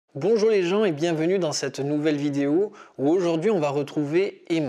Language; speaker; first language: French; native; French